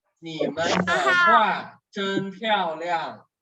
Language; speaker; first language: Chinese; non-native, fluent; Thai